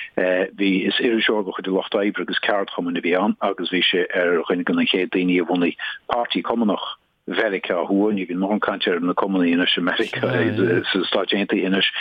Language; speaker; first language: Irish; native; Irish